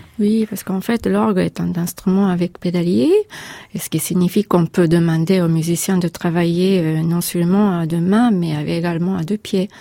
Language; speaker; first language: French; non-native, fluent; Japanese